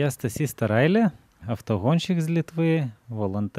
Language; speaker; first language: Ukrainian; non-native, fluent; Lithuanian